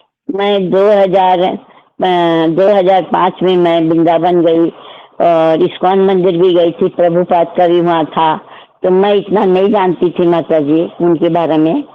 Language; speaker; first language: Hindi; non-native, local second language; Odia